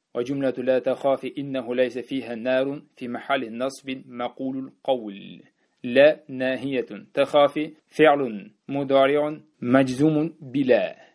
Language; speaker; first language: Arabic; non-native, fluent; Uzbek